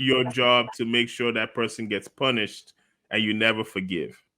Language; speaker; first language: English; native; English